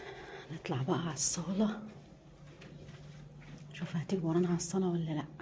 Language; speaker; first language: Arabic; native; Arabic